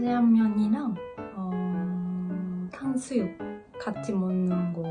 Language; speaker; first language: Korean; non-native, learner; Japanese